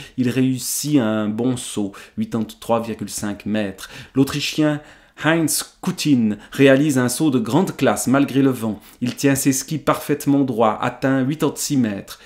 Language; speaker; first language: French; native; French